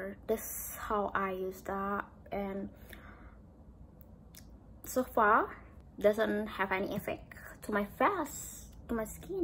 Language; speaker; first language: English; non-native, learner; Indonesian